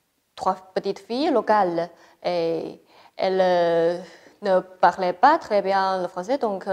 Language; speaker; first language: French; non-native, fluent; Chinese